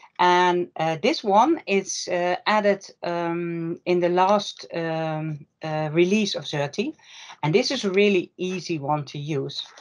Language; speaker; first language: English; non-native, fluent; Dutch